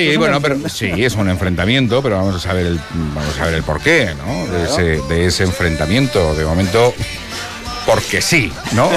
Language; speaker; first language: Spanish; native; Spanish